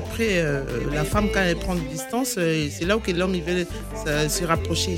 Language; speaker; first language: French; non-native, local second language; Lingala